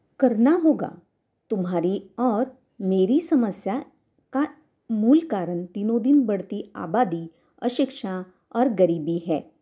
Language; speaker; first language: Hindi; non-native, local second language; Marathi